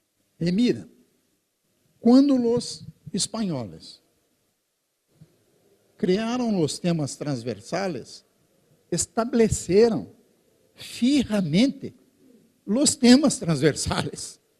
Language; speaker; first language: Spanish; non-native, fluent; Portuguese